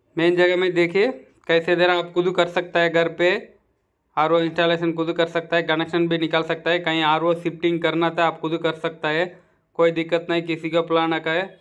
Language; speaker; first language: Hindi; non-native, local second language; Tamil